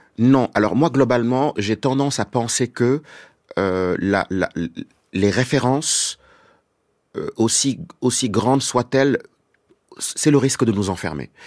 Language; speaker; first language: French; non-native, local second language; Wolof